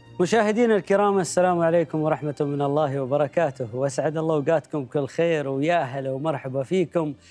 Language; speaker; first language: Arabic; native; Arabic